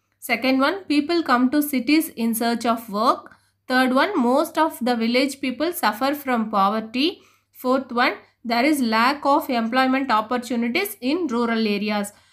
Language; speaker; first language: English; non-native, local second language; Tamil